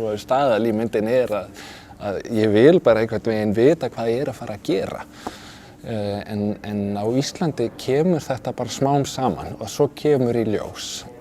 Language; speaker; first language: Icelandic; non-native, fluent; Danish